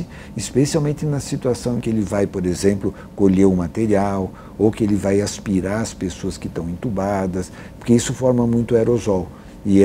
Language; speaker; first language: Portuguese; native; Portuguese